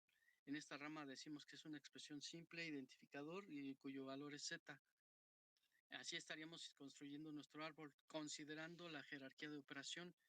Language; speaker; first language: Spanish; native; Spanish